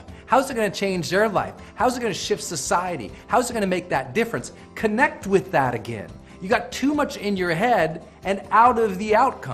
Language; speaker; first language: English; native; English